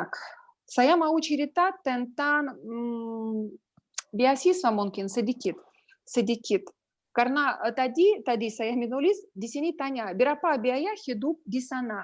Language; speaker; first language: Indonesian; non-native, learner; Russian